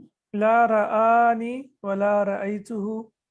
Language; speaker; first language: Arabic; non-native, fluent; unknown